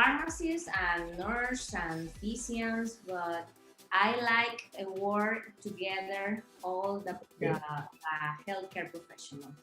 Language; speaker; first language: English; non-native, learner; Spanish